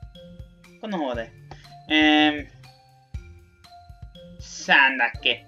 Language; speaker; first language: Japanese; non-native, learner; Spanish